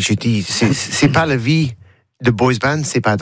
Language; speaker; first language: French; non-native, learner; English